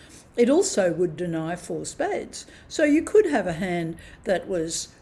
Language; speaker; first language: English; native; English